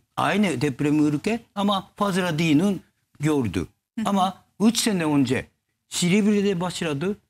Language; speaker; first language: Turkish; non-native, learner; Japanese